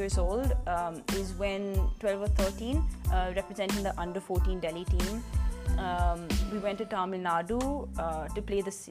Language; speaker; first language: English; non-native, local second language; Punjabi